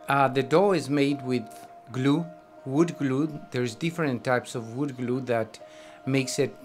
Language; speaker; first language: English; non-native, fluent; Spanish